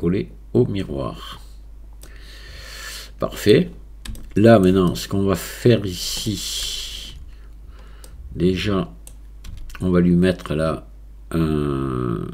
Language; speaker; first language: French; native; French